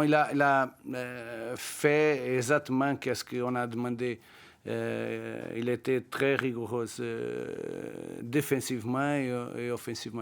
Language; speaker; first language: French; non-native, learner; Portuguese